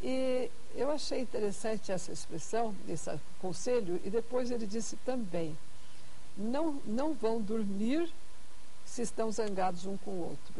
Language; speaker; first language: Portuguese; native; Portuguese